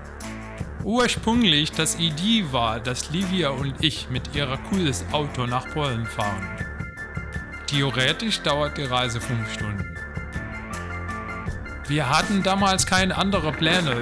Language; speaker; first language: German; non-native, learner; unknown